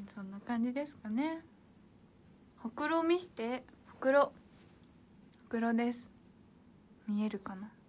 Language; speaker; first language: Japanese; native; Japanese